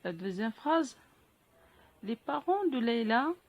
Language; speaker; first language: French; non-native, local second language; Arabic